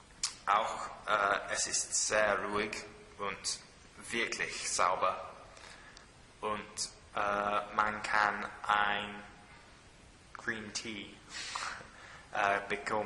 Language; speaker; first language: German; non-native, learner; English